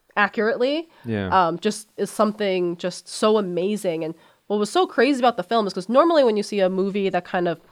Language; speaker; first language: English; native; English